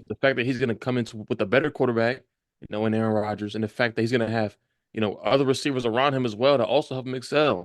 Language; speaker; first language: English; native; English